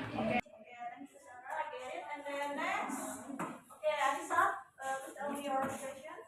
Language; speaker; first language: English; non-native, learner; Indonesian